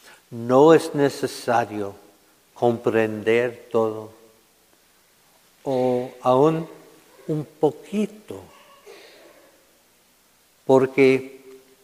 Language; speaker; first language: Spanish; non-native, learner; English